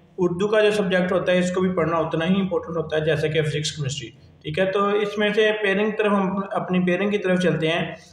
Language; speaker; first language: Urdu; non-native, local second language; Punjabi